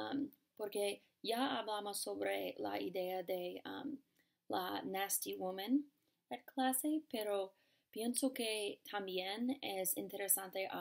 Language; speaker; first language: Spanish; non-native, learner; English